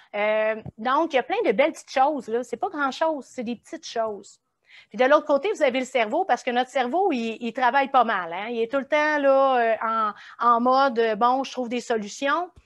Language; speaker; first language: French; native; French